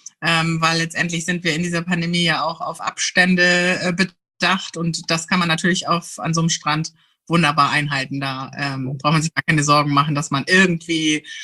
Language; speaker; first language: German; native; German